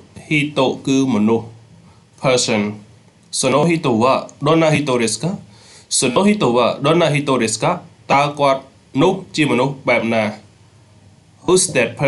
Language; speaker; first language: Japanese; non-native, fluent; Khmer